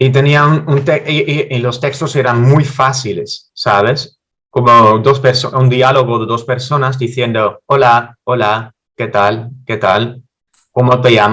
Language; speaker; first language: Spanish; non-native, fluent; Dutch